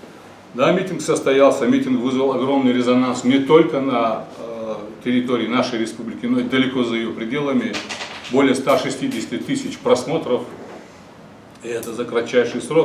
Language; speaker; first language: Russian; non-native, local second language; Ingush